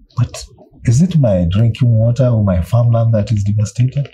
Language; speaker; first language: English; non-native, local second language; Hausa